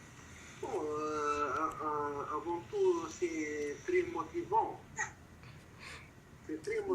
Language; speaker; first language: French; non-native, local second language; Arabic